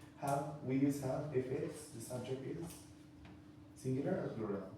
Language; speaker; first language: English; non-native, fluent; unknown